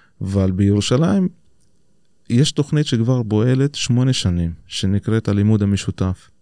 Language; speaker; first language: Hebrew; non-native, local second language; Arabic